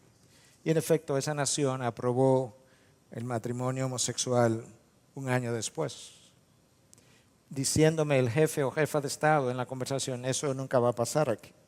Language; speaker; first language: Spanish; native; Spanish